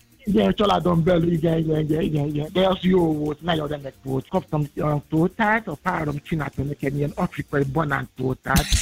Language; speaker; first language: Hungarian; non-native, fluent; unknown